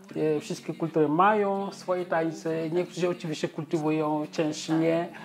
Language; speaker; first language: Polish; non-native, fluent; Wolof